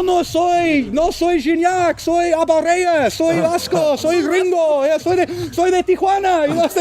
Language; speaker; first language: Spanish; non-native, learner; English